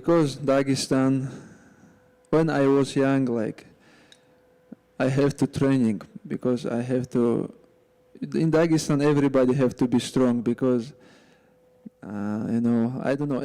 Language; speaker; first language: English; non-native, learner; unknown